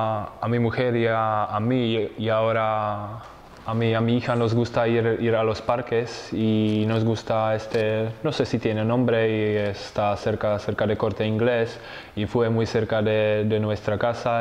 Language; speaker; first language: Spanish; non-native, fluent; Czech